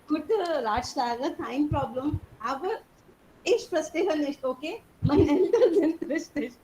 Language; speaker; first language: German; non-native, learner; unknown